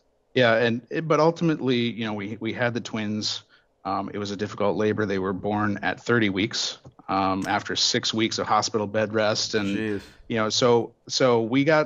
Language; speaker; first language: English; native; English